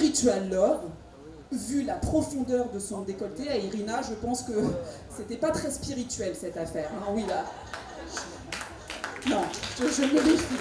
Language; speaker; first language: French; native; French